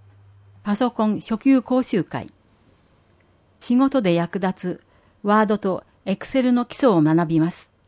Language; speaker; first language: Japanese; native; Japanese